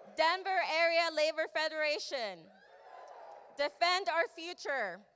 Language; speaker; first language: English; early bilingual, other home language; Spanish